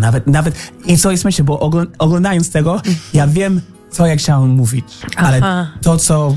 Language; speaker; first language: Polish; non-native, learner; English